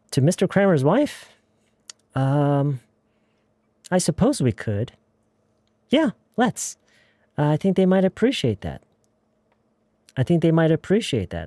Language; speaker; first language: English; non-native, fluent; Korean